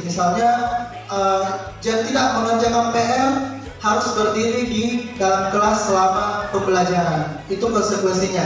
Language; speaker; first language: Indonesian; native; Indonesian